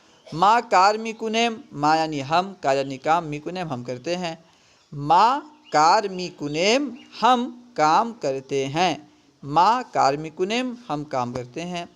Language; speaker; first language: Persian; non-native, fluent; Urdu